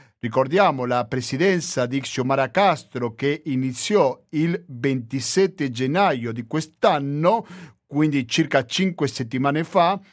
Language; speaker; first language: Italian; non-native, fluent; Spanish